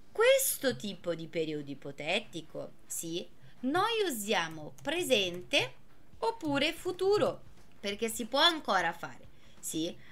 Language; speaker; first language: Italian; non-native, fluent; Portuguese